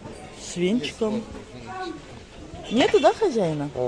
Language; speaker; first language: Russian; native; Russian